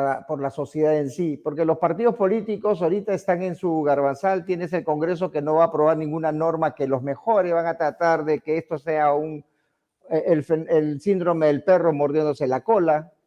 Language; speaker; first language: Spanish; native; Spanish